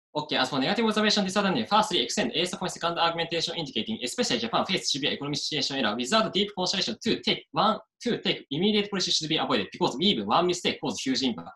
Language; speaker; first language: English; non-native, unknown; Japanese